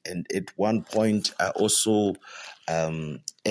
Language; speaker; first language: English; non-native, local second language; Shona